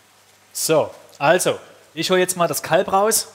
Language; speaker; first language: German; native; German